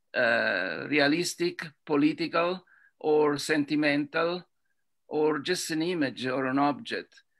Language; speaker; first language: English; non-native, fluent; Italian